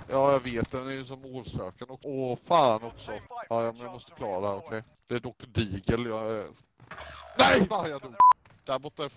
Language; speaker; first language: Swedish; native; Swedish